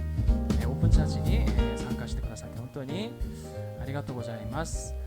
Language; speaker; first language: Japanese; non-native, fluent; Korean